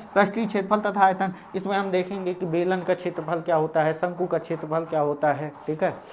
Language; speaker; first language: Hindi; native; Hindi